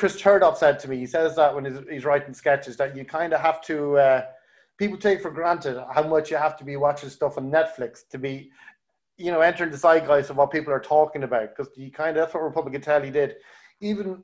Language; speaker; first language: English; native; English